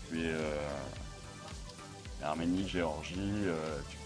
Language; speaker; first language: French; native; French